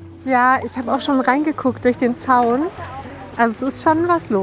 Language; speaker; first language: German; native; German